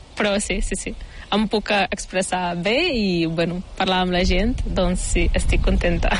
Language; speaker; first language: Catalan; non-native, learner; Ukrainian